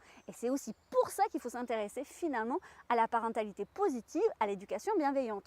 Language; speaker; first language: French; native; French